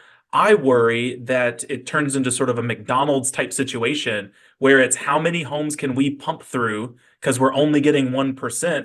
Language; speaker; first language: English; native; English